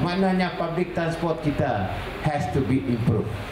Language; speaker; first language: English; non-native, local second language; Malay